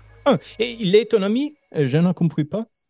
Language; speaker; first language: French; non-native, learner; Italian